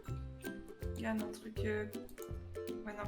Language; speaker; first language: French; native; French